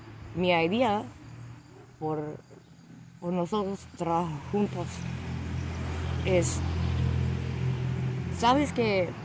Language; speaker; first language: Spanish; non-native, learner; English